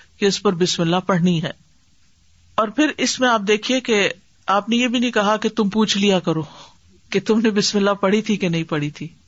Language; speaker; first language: Urdu; native; Urdu